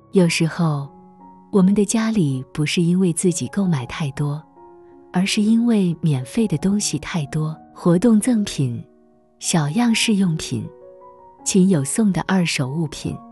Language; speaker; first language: Chinese; native; Chinese